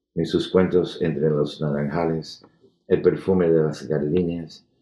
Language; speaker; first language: Spanish; early bilingual, heritage; Spanish